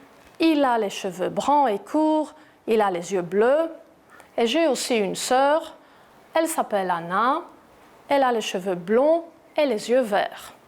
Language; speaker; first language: French; non-native, fluent; Greek